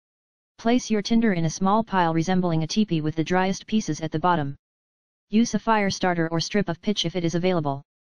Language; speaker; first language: English; native; English